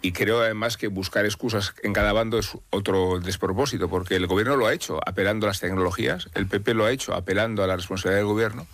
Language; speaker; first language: Spanish; native; Spanish